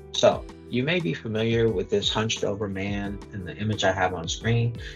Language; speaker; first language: English; native; English